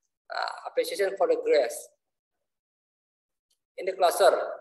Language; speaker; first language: English; non-native, fluent; Indonesian